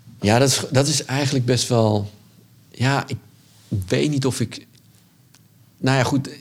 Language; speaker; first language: Dutch; early bilingual, other home language; Sranan Tongo